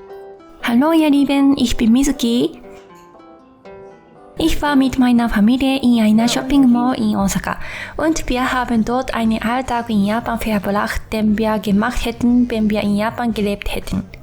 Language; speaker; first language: German; non-native, fluent; Japanese